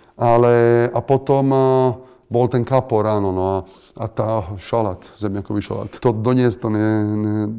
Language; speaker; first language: Slovak; non-native, fluent; Italian